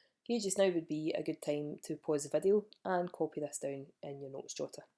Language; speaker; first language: English; native; English